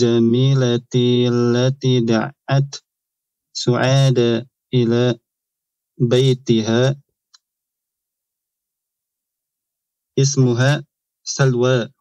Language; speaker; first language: Arabic; non-native, learner; Indonesian